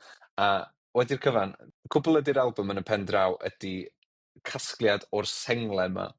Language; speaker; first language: Welsh; native; Welsh